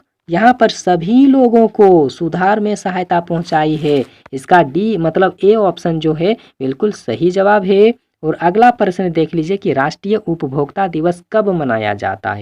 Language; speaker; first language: Hindi; native; Hindi